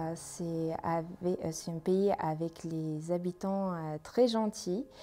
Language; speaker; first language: French; non-native, learner; Armenian